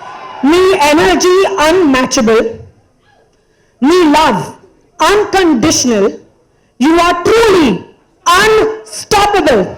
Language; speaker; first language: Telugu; non-native, learner; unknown